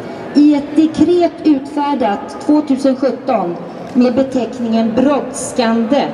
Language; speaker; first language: Swedish; native; Swedish